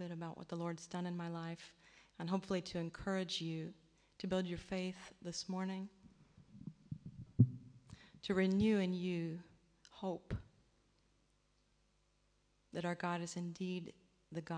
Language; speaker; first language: English; native; English